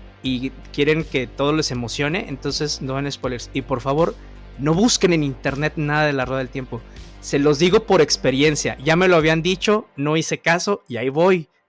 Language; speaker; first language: Spanish; native; Spanish